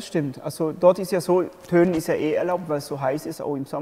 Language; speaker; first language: German; early bilingual, other home language; Polish